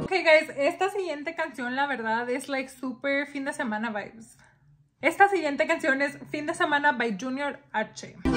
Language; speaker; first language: Spanish; early bilingual, heritage; Spanish